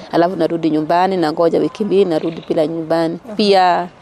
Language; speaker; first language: Swahili; non-native, local second language; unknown